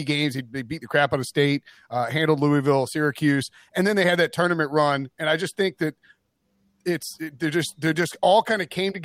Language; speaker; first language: English; native; English